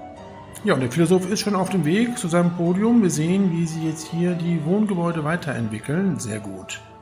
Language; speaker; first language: German; native; German